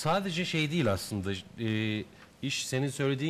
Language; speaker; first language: Turkish; native; Turkish